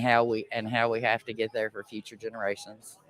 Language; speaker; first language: English; native; English